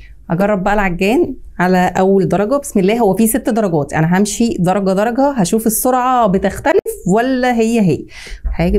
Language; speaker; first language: Arabic; native; Arabic